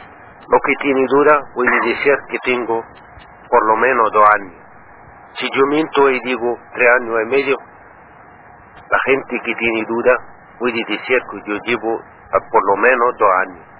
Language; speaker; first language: Spanish; non-native, learner; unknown